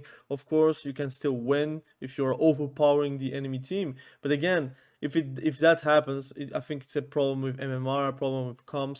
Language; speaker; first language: English; non-native, fluent; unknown